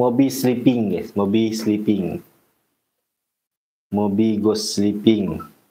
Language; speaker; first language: English; non-native, learner; Indonesian